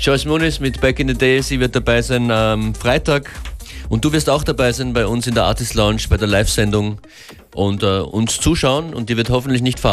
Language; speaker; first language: German; native; German